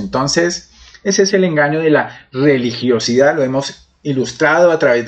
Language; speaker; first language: Spanish; native; Spanish